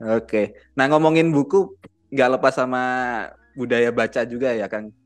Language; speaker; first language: Indonesian; native; Indonesian